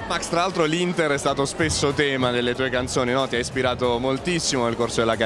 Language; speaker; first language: Italian; native; Italian